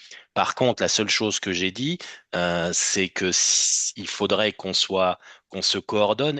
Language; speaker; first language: French; native; French